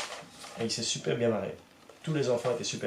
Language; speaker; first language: French; native; French